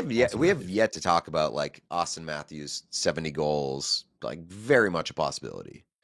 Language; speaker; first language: English; native; English